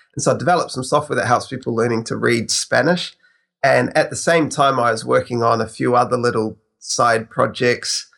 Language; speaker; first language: English; native; English